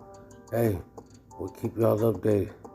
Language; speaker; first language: English; native; English